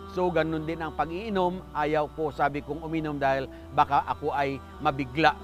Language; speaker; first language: Filipino; non-native, local second language; Hiligaynon